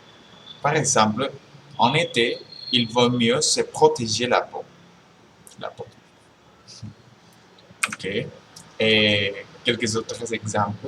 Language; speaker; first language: French; non-native, learner; Spanish